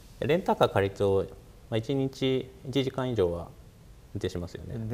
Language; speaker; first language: Japanese; native; Japanese